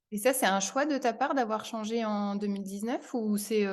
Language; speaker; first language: French; native; French